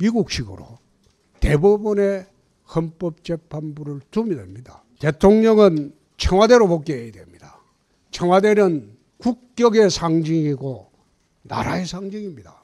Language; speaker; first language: Korean; native; Korean